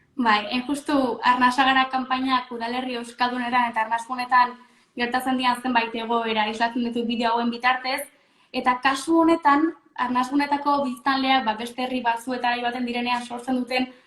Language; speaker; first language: Basque; native; Basque